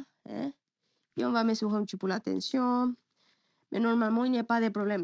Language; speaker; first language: French; non-native, learner; Spanish